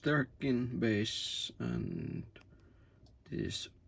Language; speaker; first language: English; non-native, learner; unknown